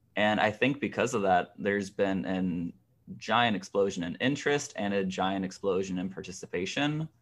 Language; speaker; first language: English; native; English